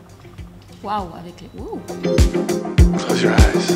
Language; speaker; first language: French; non-native, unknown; Russian